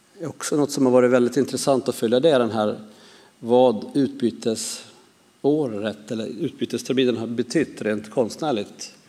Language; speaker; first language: Swedish; native; Swedish